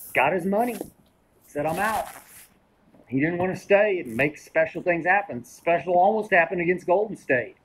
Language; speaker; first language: English; native; English